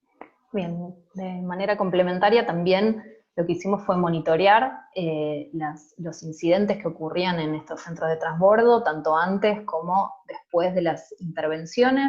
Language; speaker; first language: Spanish; native; Spanish